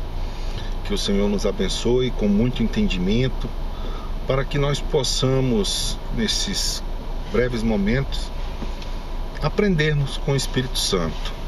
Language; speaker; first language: Portuguese; native; Portuguese